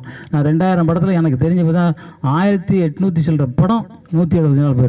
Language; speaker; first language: Tamil; native; Tamil